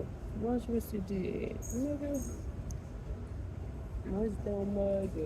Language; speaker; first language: French; non-native, fluent; English